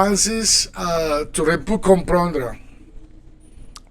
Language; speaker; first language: French; non-native, fluent; Spanish